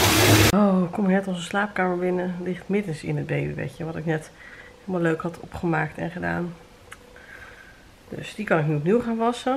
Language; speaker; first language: Dutch; native; Dutch